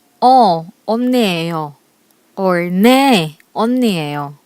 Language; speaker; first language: Korean; non-native, learner; Filipino